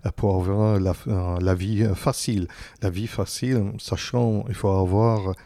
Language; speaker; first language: French; non-native, fluent; German